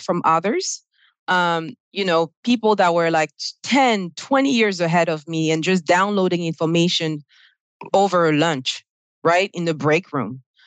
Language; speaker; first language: English; non-native, fluent; French